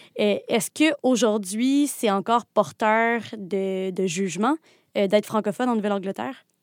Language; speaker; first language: French; native; French